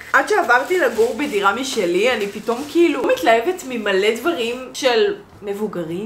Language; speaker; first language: Hebrew; native; Hebrew